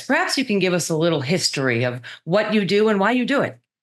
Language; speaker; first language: English; native; English